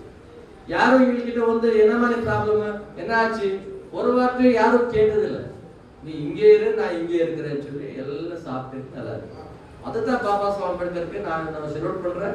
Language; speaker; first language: Tamil; non-native, learner; Kannada